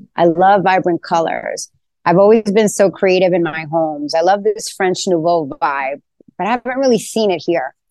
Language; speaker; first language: English; native; English